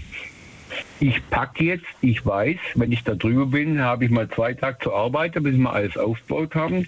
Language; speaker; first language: German; native; German